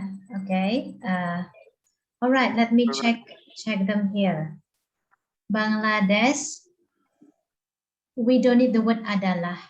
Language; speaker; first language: English; non-native, fluent; Indonesian